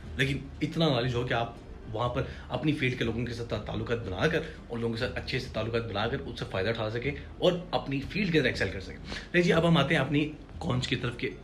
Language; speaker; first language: Urdu; non-native, local second language; Punjabi